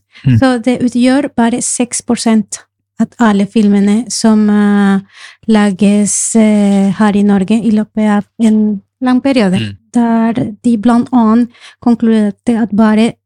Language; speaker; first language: Norwegian; non-native, fluent; Spanish